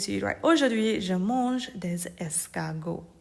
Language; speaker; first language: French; non-native, fluent; English